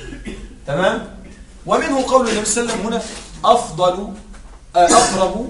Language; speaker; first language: Arabic; native; Arabic